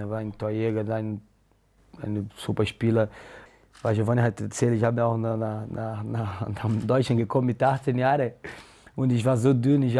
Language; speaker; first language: German; non-native, learner; Portuguese